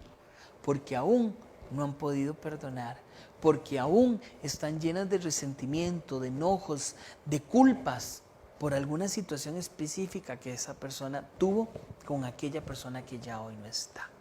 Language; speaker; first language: Spanish; native; Spanish